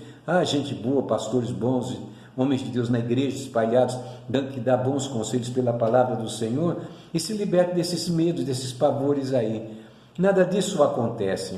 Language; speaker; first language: Portuguese; native; Portuguese